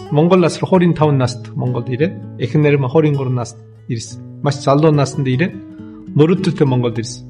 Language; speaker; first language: Mongolian; non-native, learner; English